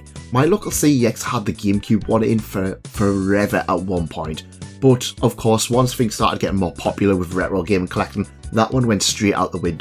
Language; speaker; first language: English; native; English